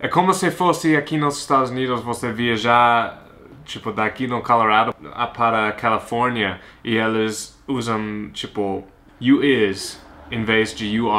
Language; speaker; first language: Portuguese; non-native, fluent; English